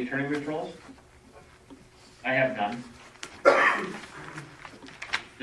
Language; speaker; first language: English; native; English